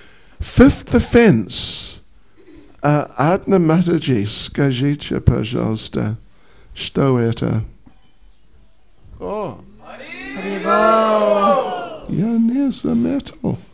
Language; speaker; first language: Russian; non-native, learner; English